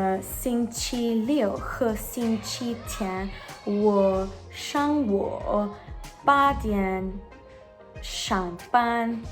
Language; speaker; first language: Chinese; non-native, learner; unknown